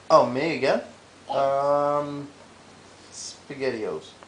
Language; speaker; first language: English; native; English